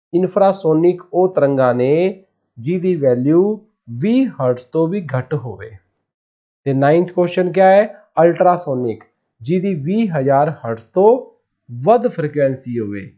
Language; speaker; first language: Hindi; non-native, local second language; Punjabi